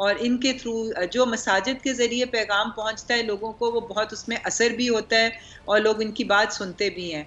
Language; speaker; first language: Urdu; native; Urdu